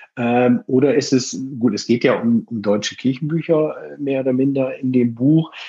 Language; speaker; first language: German; native; German